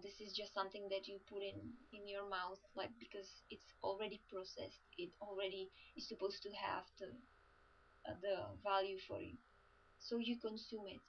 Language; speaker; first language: English; non-native, fluent; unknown